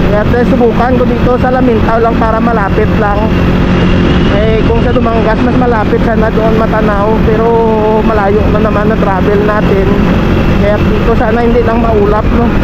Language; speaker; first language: Filipino; native; Filipino